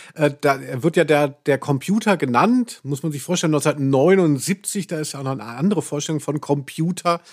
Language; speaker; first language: German; native; German